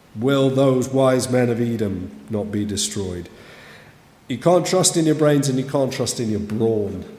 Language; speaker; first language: English; native; English